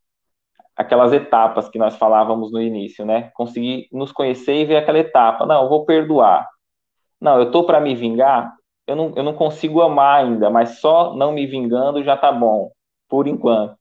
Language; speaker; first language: Portuguese; native; Portuguese